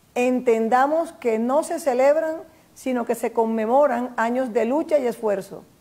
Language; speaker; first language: Spanish; native; Spanish